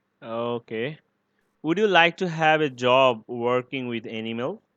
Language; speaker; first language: English; non-native, learner; Bangla